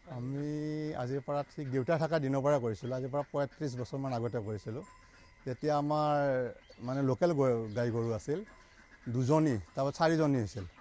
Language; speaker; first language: Assamese; native; Assamese